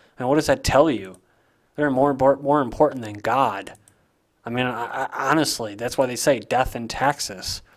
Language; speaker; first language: English; native; English